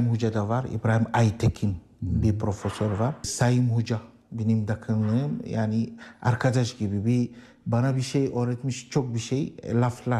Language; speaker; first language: Turkish; non-native, fluent; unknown